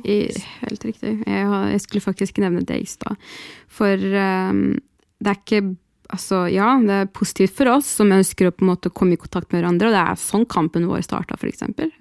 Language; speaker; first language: Norwegian; early bilingual, other home language; Arabic